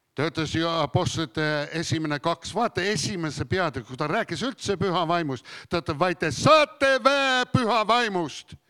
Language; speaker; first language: Estonian; non-native, fluent; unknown